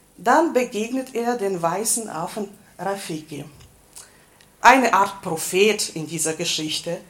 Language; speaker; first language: German; non-native, fluent; Russian